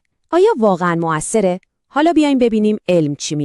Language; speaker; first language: Persian; native; Persian